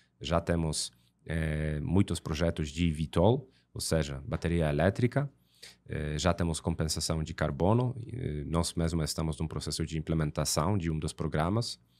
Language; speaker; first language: Portuguese; non-native, fluent; Polish